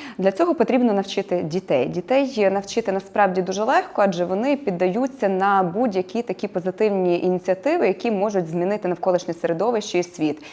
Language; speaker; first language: Ukrainian; native; Ukrainian